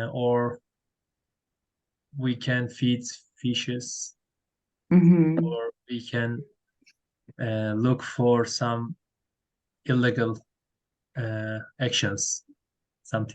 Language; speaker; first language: English; non-native, learner; Turkish